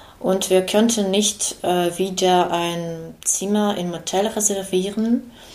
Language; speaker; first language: German; non-native, learner; Ukrainian